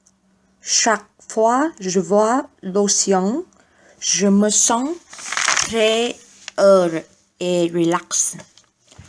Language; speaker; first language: French; non-native, learner; Vietnamese